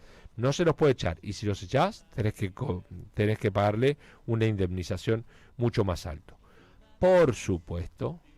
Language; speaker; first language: Spanish; native; Spanish